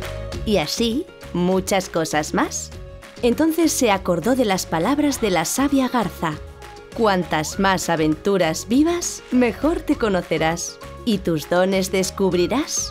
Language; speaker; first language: Spanish; native; Spanish